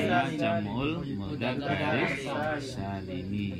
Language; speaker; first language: Arabic; non-native, fluent; Indonesian